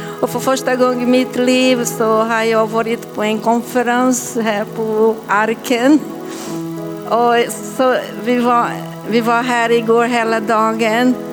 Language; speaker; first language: Swedish; non-native, fluent; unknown